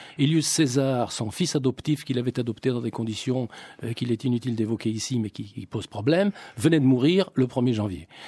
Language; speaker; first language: French; native; French